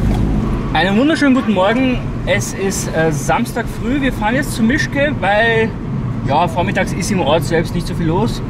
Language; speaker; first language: German; native; German